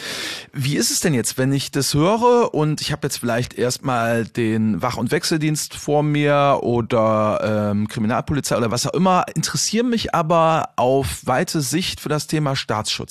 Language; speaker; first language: German; native; German